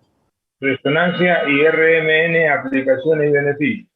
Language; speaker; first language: Spanish; native; Spanish